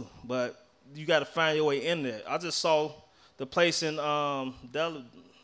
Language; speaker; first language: English; native; English